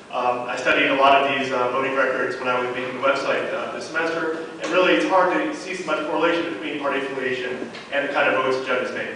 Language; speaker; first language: English; native; English